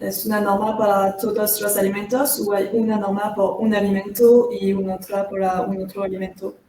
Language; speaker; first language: Spanish; non-native, learner; French